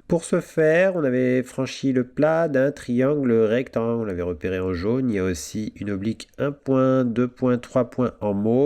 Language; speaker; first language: French; native; French